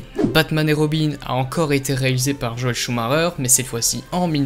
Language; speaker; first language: French; native; French